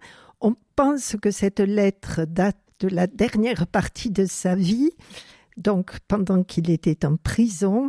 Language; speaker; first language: French; native; French